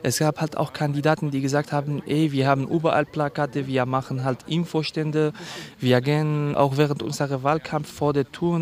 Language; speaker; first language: German; non-native, fluent; Kurdish